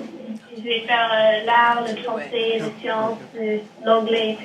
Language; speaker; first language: French; non-native, learner; English